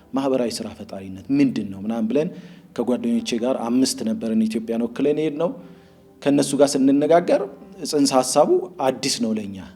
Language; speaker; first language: Amharic; native; Amharic